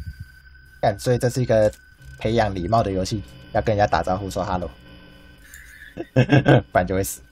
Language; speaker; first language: Chinese; native; Chinese